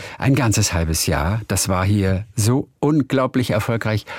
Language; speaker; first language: German; native; German